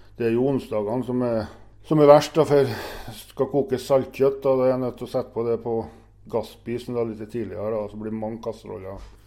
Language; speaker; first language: Norwegian; native; Norwegian